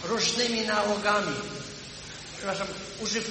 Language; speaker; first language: Polish; native; Polish